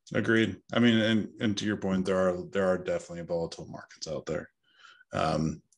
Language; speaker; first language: English; native; English